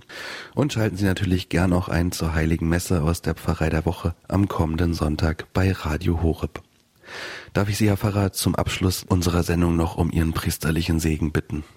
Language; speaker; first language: German; native; German